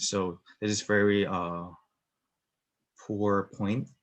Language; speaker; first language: English; non-native, learner; Korean